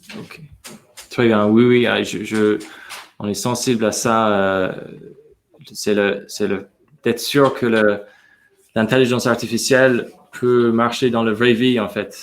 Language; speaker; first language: French; non-native, fluent; English